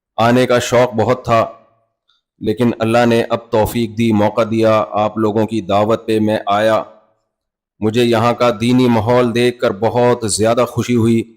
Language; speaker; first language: Urdu; native; Urdu